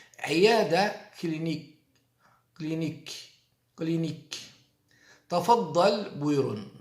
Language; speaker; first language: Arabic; non-native, fluent; Turkish